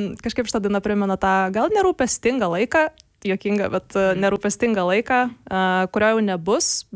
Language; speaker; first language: Lithuanian; native; Lithuanian